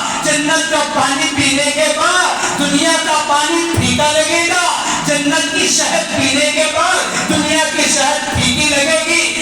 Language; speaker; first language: Urdu; native; Urdu